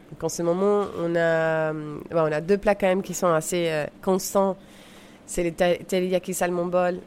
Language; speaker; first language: French; non-native, fluent; Spanish